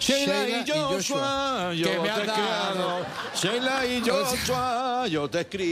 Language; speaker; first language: Spanish; native; Spanish